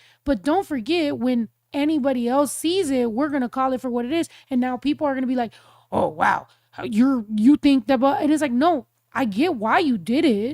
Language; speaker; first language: English; early bilingual, other home language; Spanish